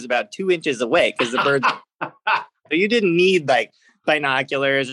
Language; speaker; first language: English; native; English